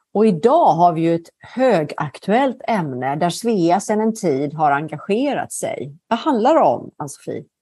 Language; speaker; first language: Swedish; native; Swedish